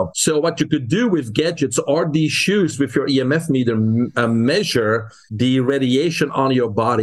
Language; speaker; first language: English; non-native, fluent; Dutch